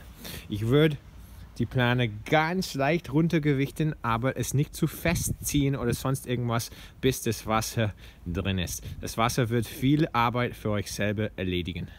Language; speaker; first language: German; non-native, fluent; English